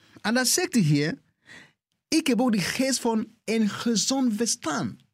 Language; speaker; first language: Dutch; non-native, fluent; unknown